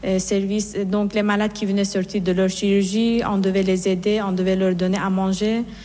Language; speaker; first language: French; non-native, fluent; Persian